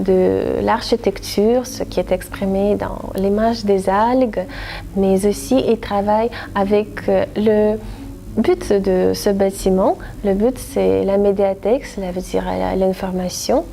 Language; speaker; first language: French; non-native, fluent; Russian